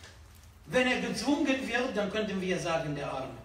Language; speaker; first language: German; non-native, fluent; Arabic